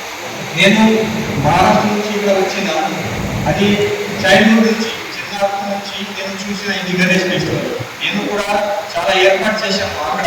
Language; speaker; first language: Telugu; non-native, fluent; Marathi